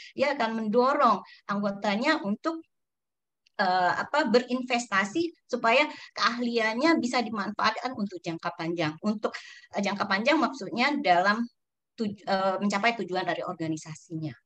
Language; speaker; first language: Indonesian; native; Indonesian